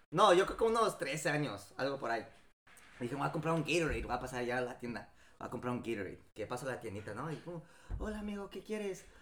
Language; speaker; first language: Spanish; early bilingual, heritage; Spanish